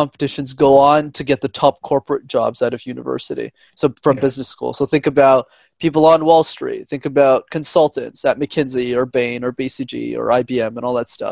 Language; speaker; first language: English; native; English